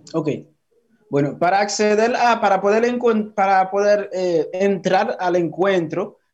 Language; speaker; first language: Spanish; non-native, fluent; Haitian Creole